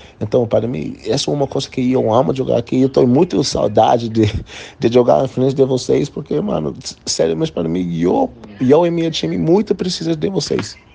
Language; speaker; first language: Portuguese; non-native, learner; English